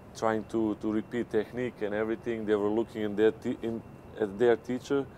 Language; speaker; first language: English; non-native, fluent; Serbian